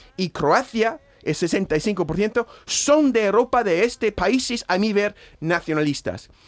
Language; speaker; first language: Spanish; non-native, fluent; English